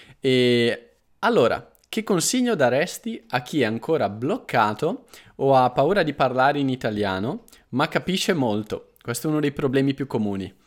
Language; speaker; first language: Italian; native; Italian